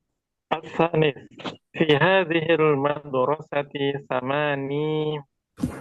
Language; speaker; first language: Arabic; non-native, learner; Indonesian